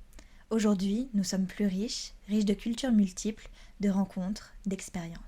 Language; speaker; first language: French; native; French